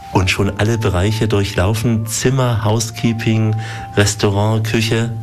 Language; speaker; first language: German; native; German